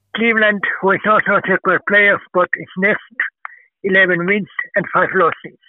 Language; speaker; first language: English; non-native, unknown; Finnish